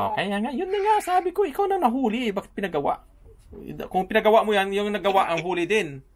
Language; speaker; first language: Filipino; non-native, local second language; Cebuano